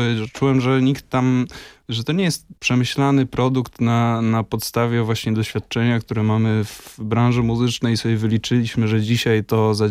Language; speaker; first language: Polish; native; Polish